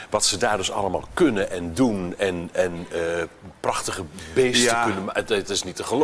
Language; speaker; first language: Dutch; native; Dutch